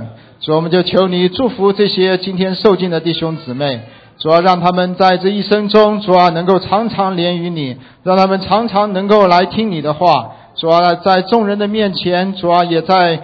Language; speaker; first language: Chinese; native; Chinese